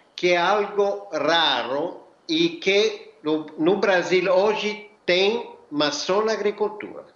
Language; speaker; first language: Portuguese; non-native, fluent; Italian